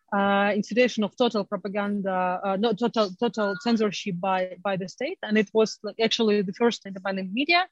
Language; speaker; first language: English; non-native, fluent; Ukrainian